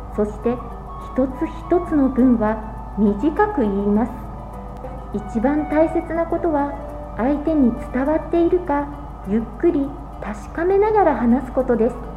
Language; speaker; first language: Japanese; native; Japanese